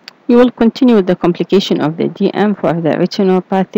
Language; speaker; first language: English; non-native, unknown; Arabic